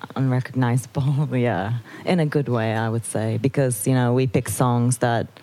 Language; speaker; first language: English; non-native, fluent; Turkish